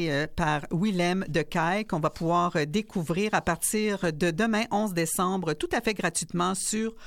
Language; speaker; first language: French; native; French